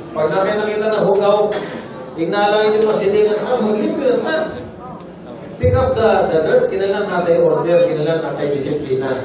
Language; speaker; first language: Cebuano; non-native, local second language; Filipino